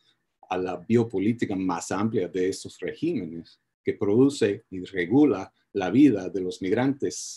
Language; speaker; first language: Spanish; non-native, fluent; English